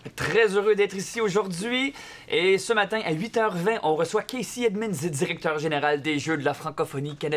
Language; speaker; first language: French; native; French